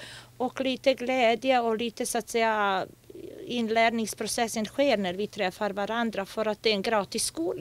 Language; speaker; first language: Swedish; non-native, fluent; Bosnian